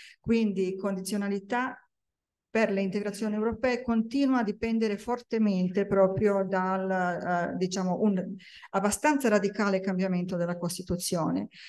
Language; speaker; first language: Italian; non-native, fluent; Bosnian